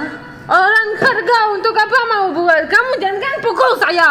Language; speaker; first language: Indonesian; non-native, learner; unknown